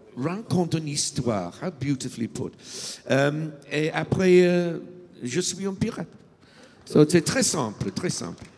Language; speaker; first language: French; non-native, learner; English